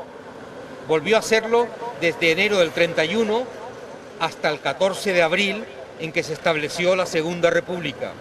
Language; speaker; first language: Spanish; native; Spanish